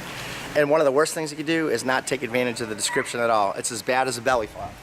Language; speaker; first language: English; native; English